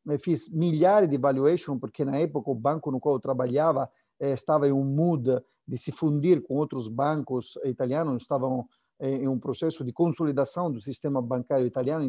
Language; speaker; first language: Portuguese; non-native, fluent; Italian